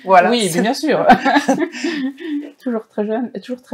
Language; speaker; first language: French; native; French